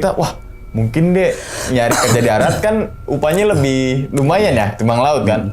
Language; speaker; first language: Indonesian; native; Indonesian